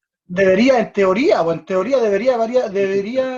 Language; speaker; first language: Spanish; native; Spanish